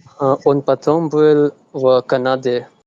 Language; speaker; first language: Russian; non-native, learner; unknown